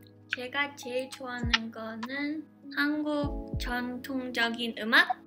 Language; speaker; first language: Korean; early bilingual, heritage; English